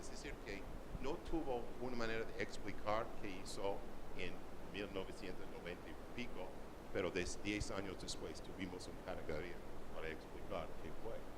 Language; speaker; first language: Spanish; non-native, learner; English